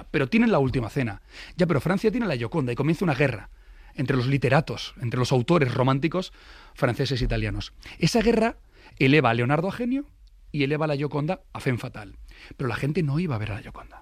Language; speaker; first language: Spanish; native; Spanish